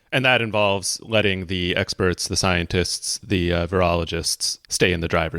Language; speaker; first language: English; native; English